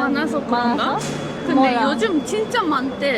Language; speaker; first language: Korean; non-native, fluent; Japanese